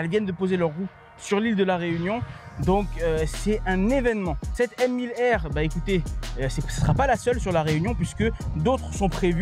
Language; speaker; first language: French; native; French